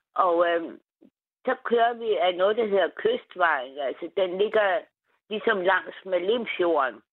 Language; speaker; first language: Danish; native; Danish